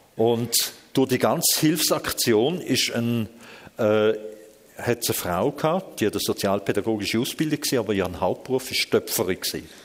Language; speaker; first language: German; early bilingual, other home language; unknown